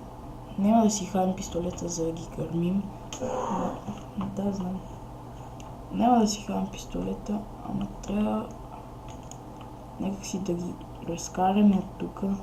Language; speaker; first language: Bulgarian; native; Bulgarian